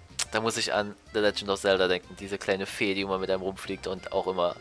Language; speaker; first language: German; native; German